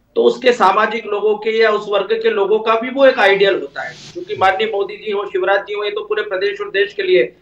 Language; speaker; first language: Hindi; native; Hindi